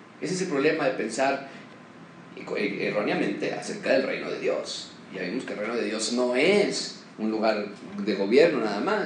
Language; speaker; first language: Spanish; native; Spanish